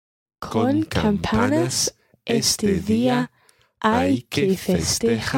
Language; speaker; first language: Spanish; non-native, learner; English